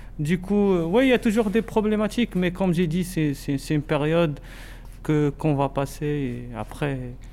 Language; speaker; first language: French; non-native, local second language; Arabic